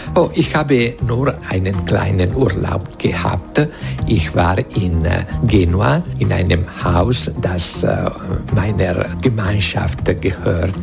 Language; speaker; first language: German; non-native, learner; Italian